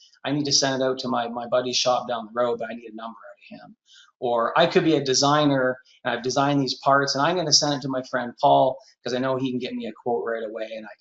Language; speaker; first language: English; native; English